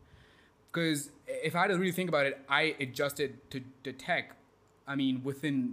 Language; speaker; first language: English; non-native, local second language; Hindi